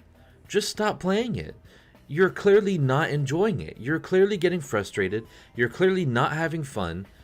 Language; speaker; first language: English; native; English